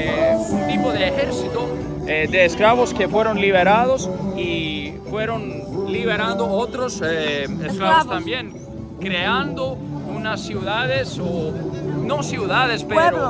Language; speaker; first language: Spanish; non-native, fluent; Portuguese